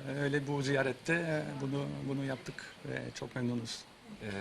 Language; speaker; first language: Turkish; non-native, fluent; French